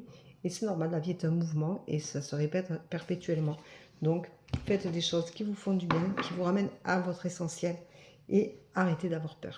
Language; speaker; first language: French; native; French